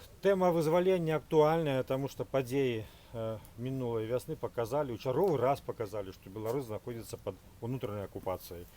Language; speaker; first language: Belarusian; native; Belarusian